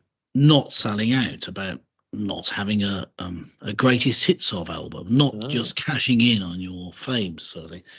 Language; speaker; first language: English; native; English